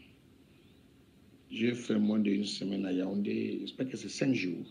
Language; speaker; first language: French; non-native, local second language; English